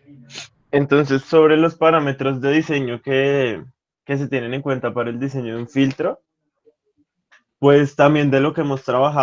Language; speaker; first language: Spanish; native; Spanish